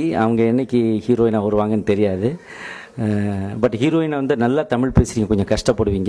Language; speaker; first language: Tamil; native; Tamil